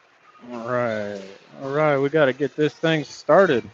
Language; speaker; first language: English; native; English